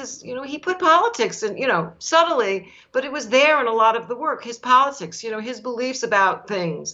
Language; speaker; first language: English; native; English